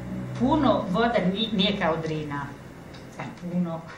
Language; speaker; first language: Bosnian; non-native, learner; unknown